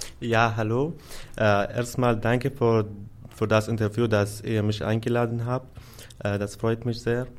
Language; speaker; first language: German; non-native, fluent; Arabic